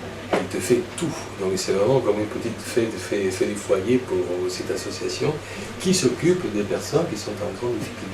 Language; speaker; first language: French; native; French